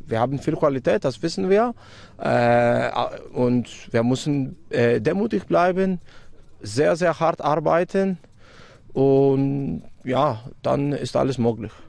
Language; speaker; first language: German; non-native, fluent; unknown